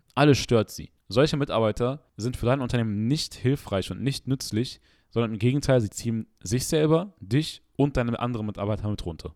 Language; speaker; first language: German; early bilingual, other home language; Arabic